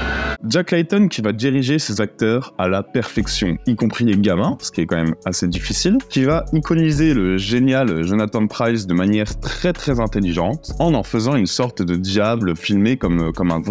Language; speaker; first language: French; native; French